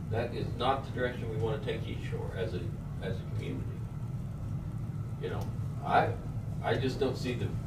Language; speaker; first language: English; native; English